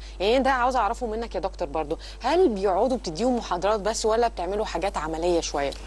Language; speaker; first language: Arabic; native; Arabic